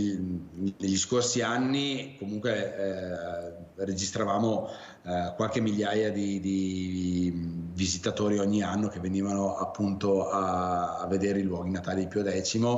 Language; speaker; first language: Italian; native; Italian